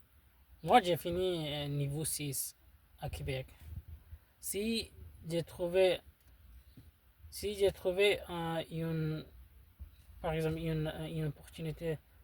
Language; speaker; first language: French; non-native, learner; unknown